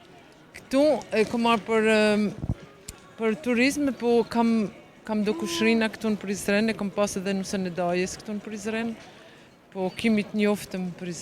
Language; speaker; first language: Albanian; early bilingual, heritage; Albanian